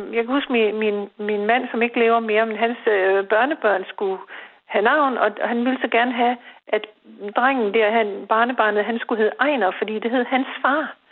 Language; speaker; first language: Danish; native; Danish